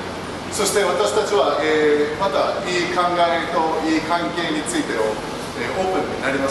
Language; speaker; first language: Japanese; non-native, learner; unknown